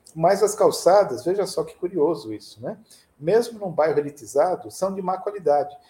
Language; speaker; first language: Portuguese; native; Portuguese